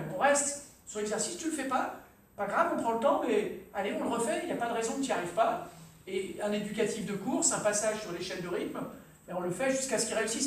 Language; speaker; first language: French; native; French